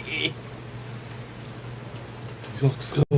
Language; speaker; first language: French; native; French